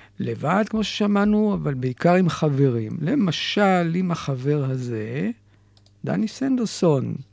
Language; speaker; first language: Hebrew; native; Hebrew